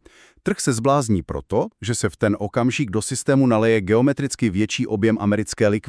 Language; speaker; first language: Czech; native; Czech